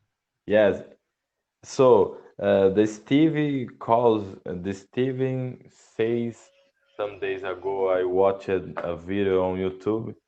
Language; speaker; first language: English; non-native, learner; Portuguese